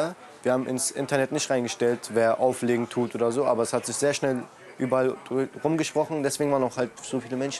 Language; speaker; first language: German; early bilingual, other home language; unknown